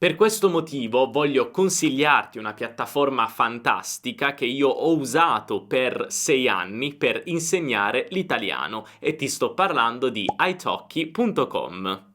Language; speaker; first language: Italian; native; Italian